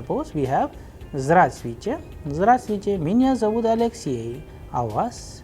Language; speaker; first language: Russian; non-native, fluent; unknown